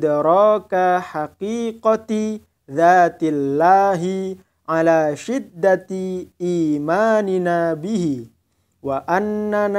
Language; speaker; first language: Arabic; non-native, fluent; Indonesian